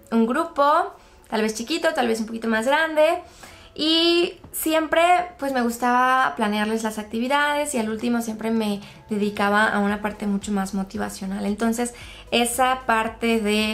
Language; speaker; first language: Spanish; native; Spanish